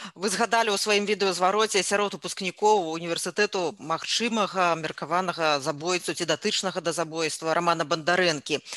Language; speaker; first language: Belarusian; native; Belarusian